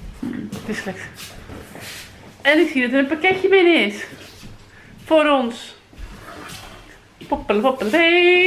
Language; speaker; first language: Dutch; native; Dutch